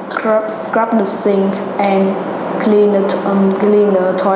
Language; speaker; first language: English; non-native, learner; Vietnamese